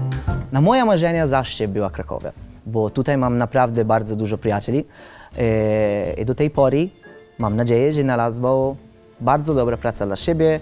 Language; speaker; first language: Polish; non-native, learner; Italian